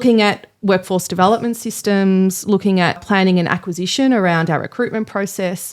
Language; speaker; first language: English; native; English